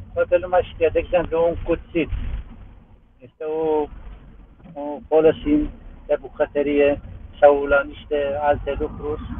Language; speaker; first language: Romanian; non-native, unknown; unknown